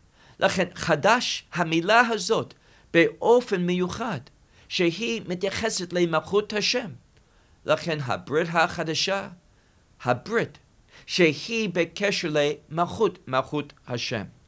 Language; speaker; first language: Hebrew; non-native, fluent; English